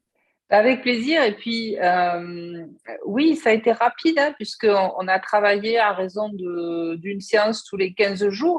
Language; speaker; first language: French; native; French